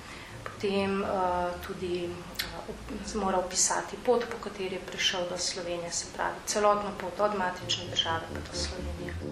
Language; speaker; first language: Slovenian; native; Slovenian